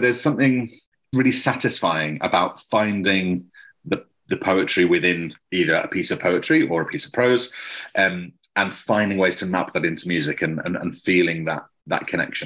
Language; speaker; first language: English; native; English